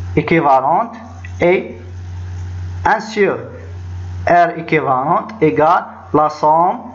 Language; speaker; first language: French; non-native, local second language; Arabic